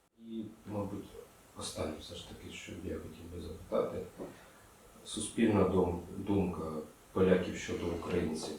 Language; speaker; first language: Ukrainian; native; Ukrainian